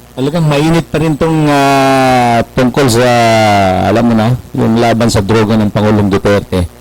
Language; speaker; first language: Filipino; native; Filipino